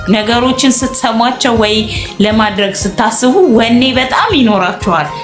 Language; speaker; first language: Amharic; native; Amharic